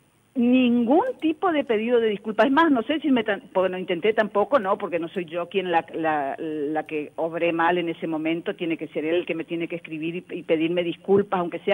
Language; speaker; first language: Spanish; native; Spanish